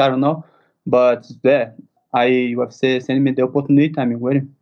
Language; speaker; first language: English; non-native, learner; Portuguese